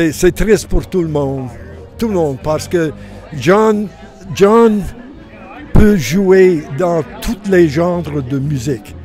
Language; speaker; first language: French; non-native, learner; English